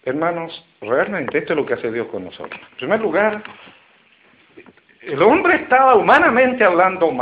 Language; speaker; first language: Spanish; native; Spanish